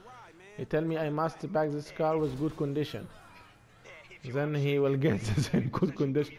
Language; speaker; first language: English; non-native, learner; Arabic